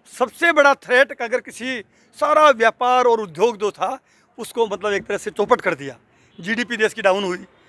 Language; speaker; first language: Hindi; native; Hindi